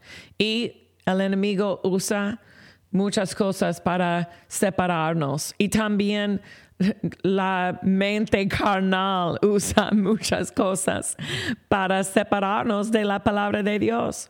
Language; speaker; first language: Spanish; non-native, fluent; English